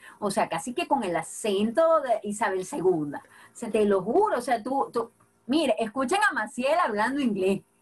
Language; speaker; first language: Spanish; native; Spanish